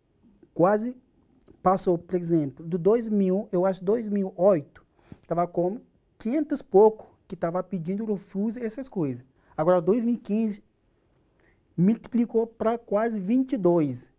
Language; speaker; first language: Portuguese; non-native, learner; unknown